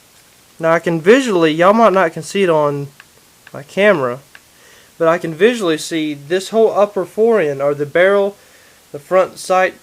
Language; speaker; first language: English; native; English